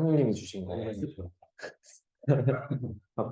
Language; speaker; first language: Korean; native; Korean